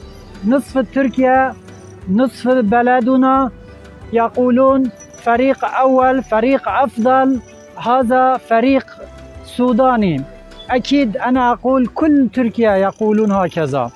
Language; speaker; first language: Arabic; non-native, learner; Indonesian